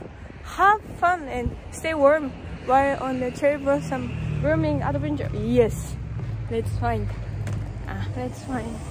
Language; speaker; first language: English; non-native, learner; Japanese